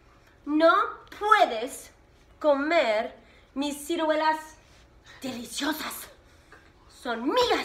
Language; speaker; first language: Spanish; non-native, fluent; English